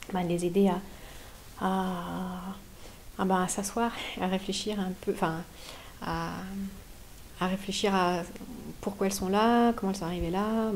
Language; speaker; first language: French; native; French